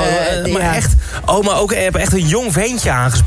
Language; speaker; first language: Dutch; native; Dutch